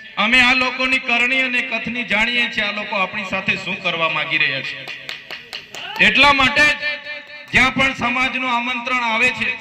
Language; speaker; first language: Gujarati; non-native, local second language; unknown